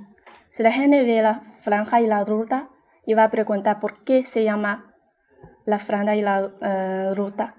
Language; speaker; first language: Spanish; non-native, fluent; Chinese